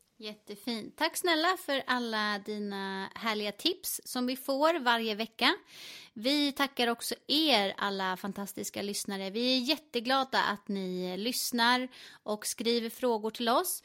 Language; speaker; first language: Swedish; native; Swedish